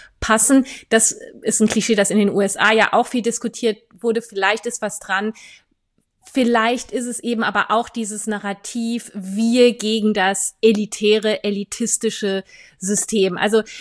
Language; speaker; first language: German; non-native, fluent; French